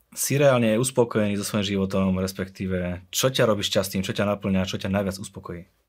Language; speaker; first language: Slovak; native; Slovak